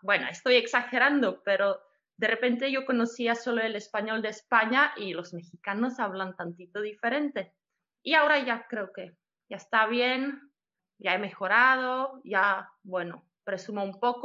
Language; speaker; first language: Spanish; non-native, fluent; Czech